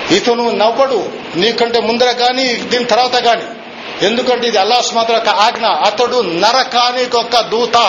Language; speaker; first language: Telugu; non-native, local second language; Urdu